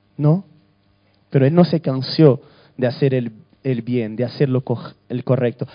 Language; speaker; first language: Spanish; early bilingual, other home language; Portuguese